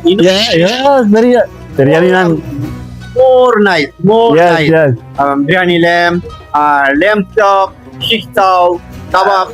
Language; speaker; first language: English; non-native, learner; Bangla